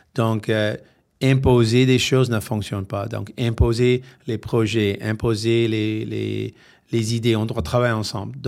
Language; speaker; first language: French; non-native, fluent; English